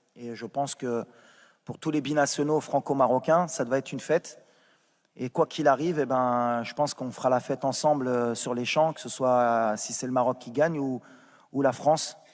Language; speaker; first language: French; native; French